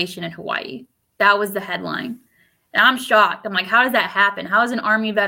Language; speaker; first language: English; early bilingual, other home language; Spanish